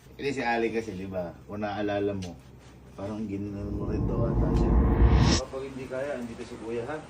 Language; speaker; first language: Filipino; native; Filipino